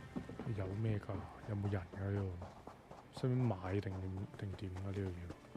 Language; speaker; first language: Chinese; native; Chinese